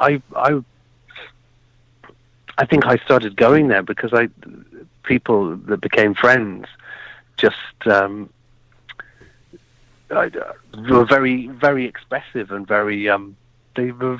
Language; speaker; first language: English; native; English